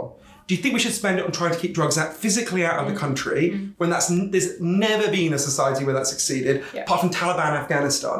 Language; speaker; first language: English; native; English